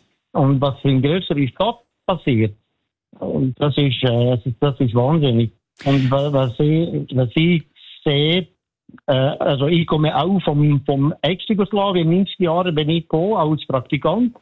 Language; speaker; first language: German; non-native, learner; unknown